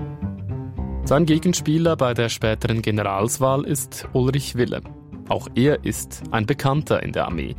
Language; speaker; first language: German; native; German